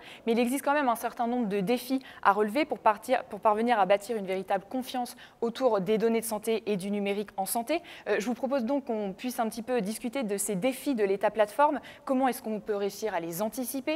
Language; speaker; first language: French; native; French